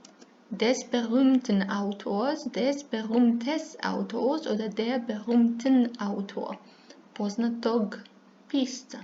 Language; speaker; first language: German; non-native, fluent; Serbian